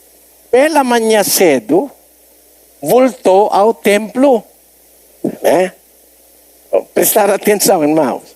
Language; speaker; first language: Portuguese; non-native, learner; Filipino